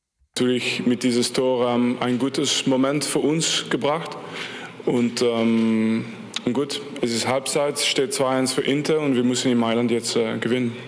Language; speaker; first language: German; non-native, fluent; French